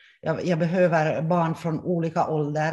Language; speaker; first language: Swedish; non-native, local second language; Finnish